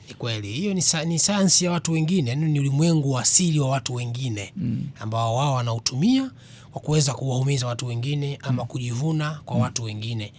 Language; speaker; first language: Swahili; native; Swahili